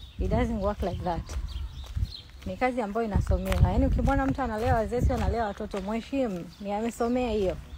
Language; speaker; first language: Swahili; native; Swahili